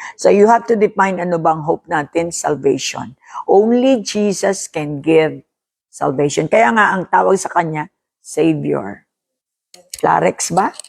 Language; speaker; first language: Filipino; non-native, local second language; Hiligaynon